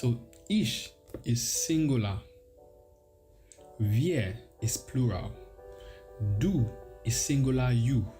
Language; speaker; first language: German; non-native, learner; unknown